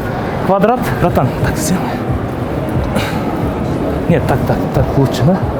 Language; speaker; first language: Russian; non-native, local second language; Kyrgyz